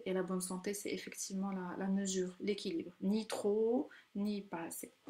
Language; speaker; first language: French; non-native, local second language; Arabic